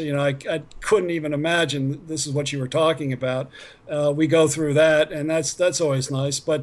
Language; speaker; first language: English; native; English